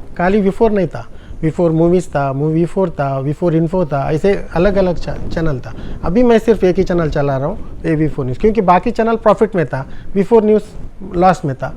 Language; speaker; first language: Hindi; non-native, local second language; Tulu